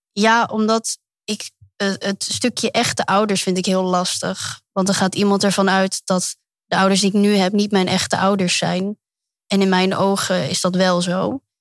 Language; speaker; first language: Dutch; early bilingual, other home language; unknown